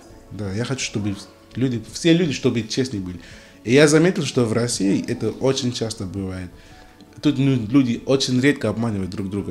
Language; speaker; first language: Russian; non-native, learner; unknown